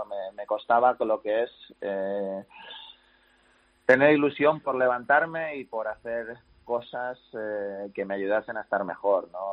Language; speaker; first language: Spanish; native; Spanish